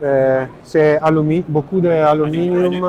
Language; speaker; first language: French; non-native, learner; Italian